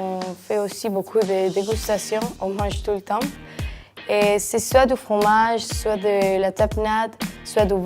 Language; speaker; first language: French; non-native, fluent; Spanish